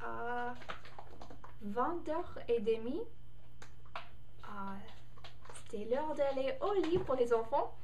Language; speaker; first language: French; non-native, learner; English